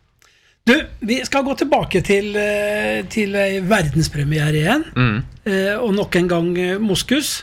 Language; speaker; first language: Norwegian; native; Norwegian